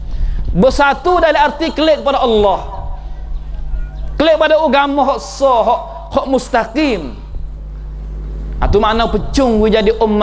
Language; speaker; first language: Malay; native; Malay